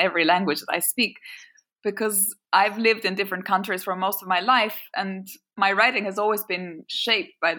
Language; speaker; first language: English; non-native, fluent; French